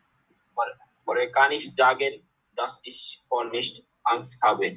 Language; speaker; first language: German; non-native, learner; Bangla